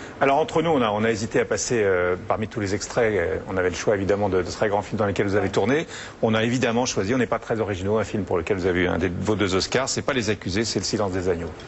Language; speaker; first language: French; native; French